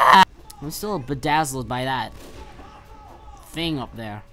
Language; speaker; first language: English; native; English